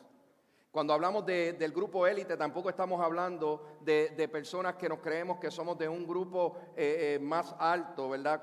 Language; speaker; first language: Spanish; native; Spanish